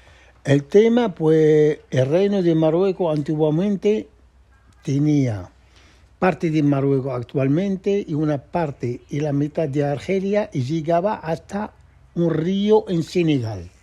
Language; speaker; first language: Spanish; non-native, fluent; Arabic